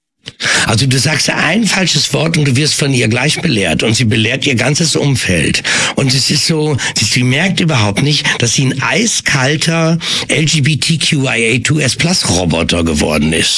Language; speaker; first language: German; native; German